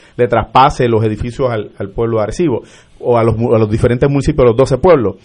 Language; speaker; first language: Spanish; native; Spanish